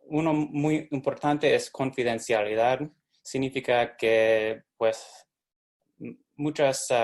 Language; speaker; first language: Spanish; non-native, fluent; English